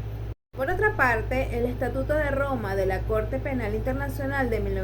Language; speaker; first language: Spanish; native; Spanish